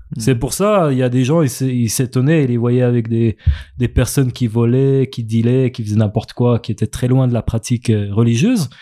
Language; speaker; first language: French; native; French